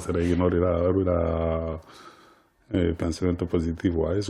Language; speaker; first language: Basque; non-native, learner; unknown